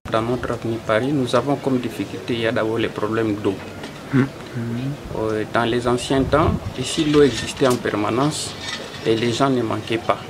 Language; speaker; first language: French; non-native, local second language; Swahili